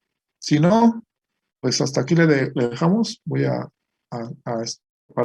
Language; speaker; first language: Spanish; native; Spanish